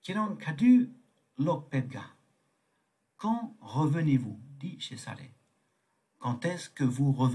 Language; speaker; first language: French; non-native, fluent; Tibetan